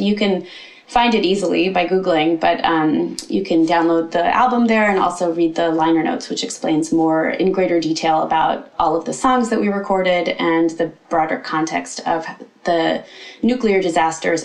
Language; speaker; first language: English; early bilingual, other home language; Ukrainian